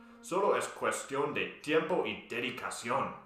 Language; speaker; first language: Spanish; non-native, fluent; English